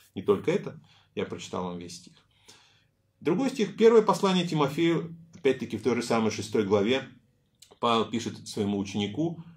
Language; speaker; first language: Russian; native; Russian